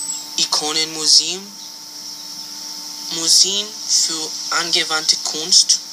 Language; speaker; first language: German; non-native, learner; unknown